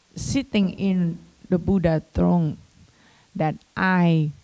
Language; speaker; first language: English; non-native, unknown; Vietnamese